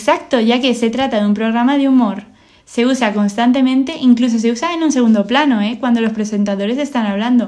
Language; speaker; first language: Spanish; native; Spanish